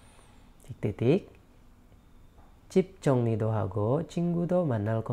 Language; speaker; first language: Korean; non-native, learner; Indonesian